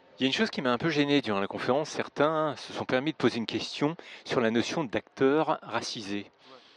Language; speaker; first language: French; native; French